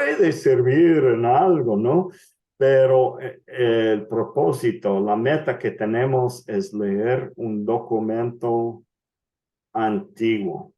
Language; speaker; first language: Spanish; non-native, fluent; English